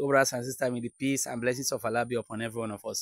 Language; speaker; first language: English; non-native, local second language; Yoruba